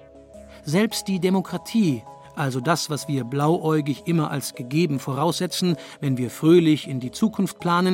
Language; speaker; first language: German; native; German